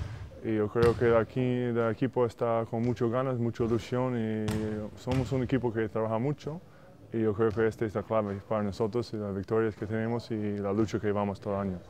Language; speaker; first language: Spanish; non-native, fluent; English